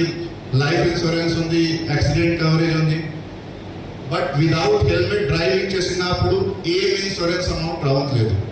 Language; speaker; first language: Telugu; non-native, fluent; Hindi